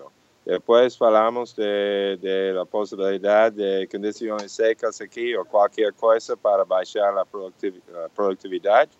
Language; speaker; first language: Portuguese; non-native, fluent; English